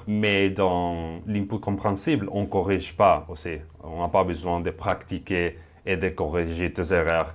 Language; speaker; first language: French; non-native, fluent; Spanish